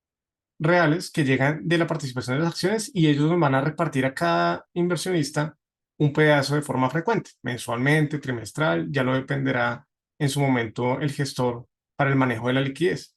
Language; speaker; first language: Spanish; native; Spanish